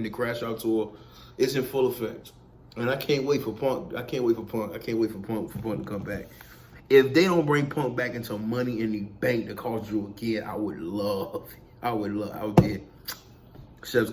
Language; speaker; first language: English; native; English